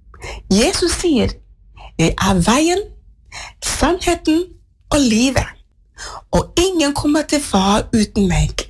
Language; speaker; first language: Norwegian; non-native, fluent; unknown